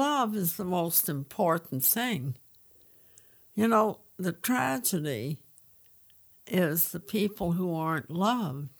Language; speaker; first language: English; native; English